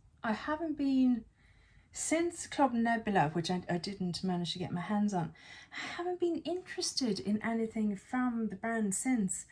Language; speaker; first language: English; native; English